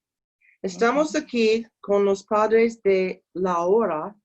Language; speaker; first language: Spanish; non-native, learner; English